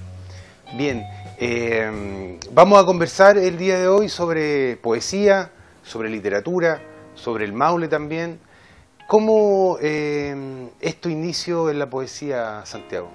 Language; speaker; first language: Spanish; native; Spanish